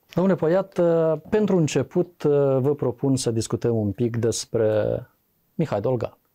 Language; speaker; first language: Romanian; native; Romanian